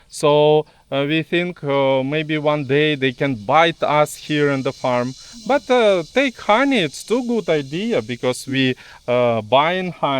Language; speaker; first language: English; non-native, learner; Russian